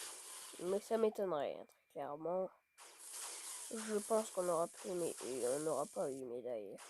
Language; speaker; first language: French; native; French